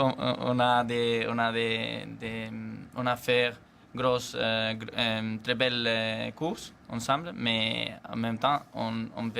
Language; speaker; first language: French; non-native, learner; Spanish